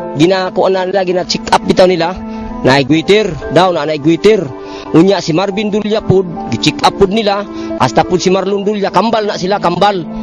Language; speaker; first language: Cebuano; non-native, local second language; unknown